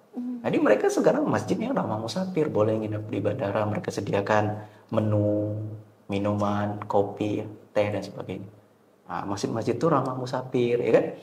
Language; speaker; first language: Indonesian; native; Indonesian